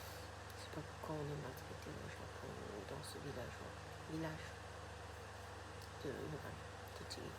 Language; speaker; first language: French; non-native, fluent; Japanese